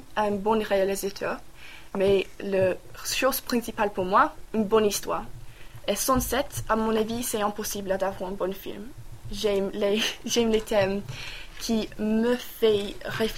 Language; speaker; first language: French; non-native, learner; English